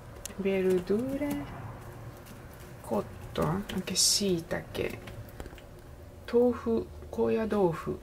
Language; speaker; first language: Japanese; native; Japanese